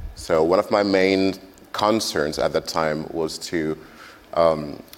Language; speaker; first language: English; non-native, fluent; French